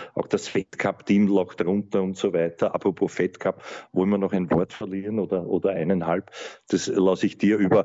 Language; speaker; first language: German; native; German